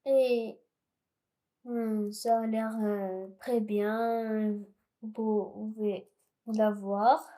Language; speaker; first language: French; non-native, local second language; Arabic